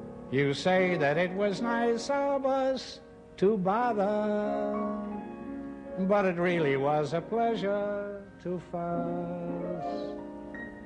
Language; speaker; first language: English; native; English